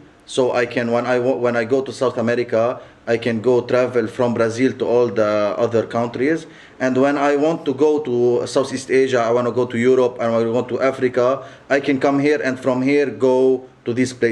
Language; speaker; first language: English; non-native, local second language; Arabic